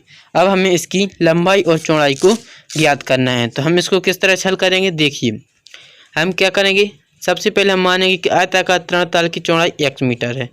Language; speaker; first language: Hindi; native; Hindi